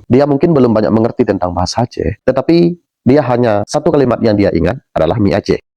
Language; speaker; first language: Indonesian; native; Indonesian